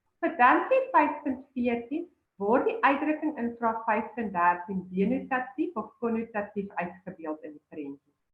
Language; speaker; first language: Afrikaans; native; Afrikaans